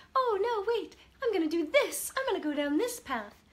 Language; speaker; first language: English; native; English